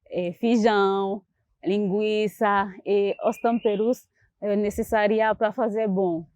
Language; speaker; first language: Portuguese; non-native, learner; Haitian Creole